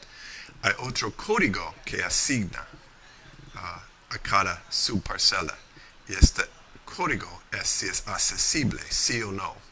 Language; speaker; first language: Spanish; non-native, fluent; English